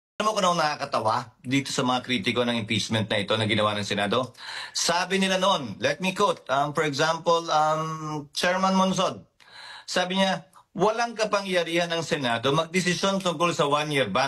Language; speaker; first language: Filipino; native; Filipino